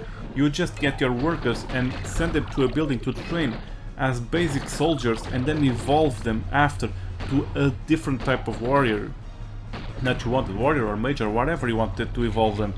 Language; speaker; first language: English; non-native, fluent; Portuguese